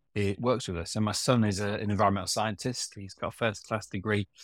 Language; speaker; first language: English; native; English